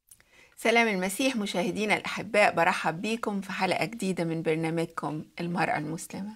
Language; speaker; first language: Arabic; native; Arabic